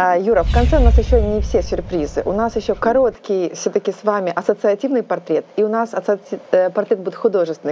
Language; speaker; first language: Russian; native; Russian